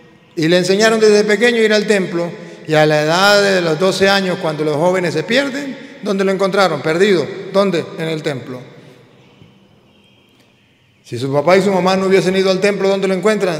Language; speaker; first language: Spanish; native; Spanish